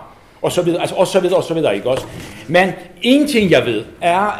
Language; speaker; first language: Danish; non-native, fluent; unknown